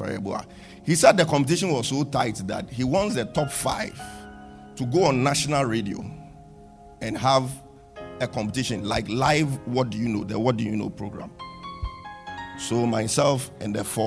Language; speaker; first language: English; non-native, local second language; Akan